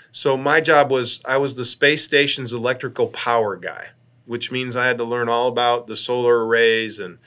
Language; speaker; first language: English; native; English